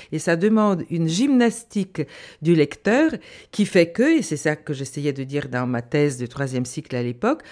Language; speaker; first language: French; non-native, fluent; Bulgarian